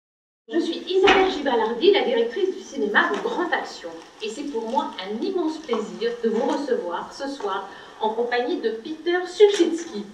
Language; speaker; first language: French; native; French